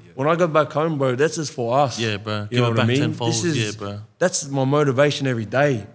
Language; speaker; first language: English; native; English